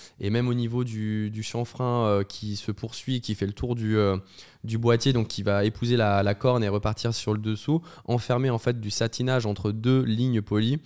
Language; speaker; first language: French; native; French